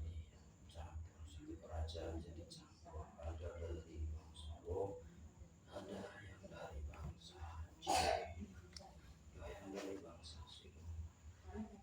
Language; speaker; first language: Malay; non-native, local second language; Javanese